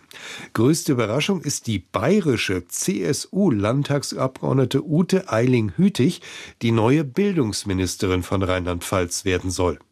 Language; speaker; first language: German; native; German